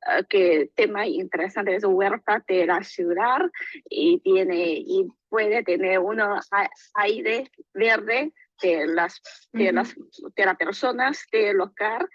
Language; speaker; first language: Spanish; non-native, learner; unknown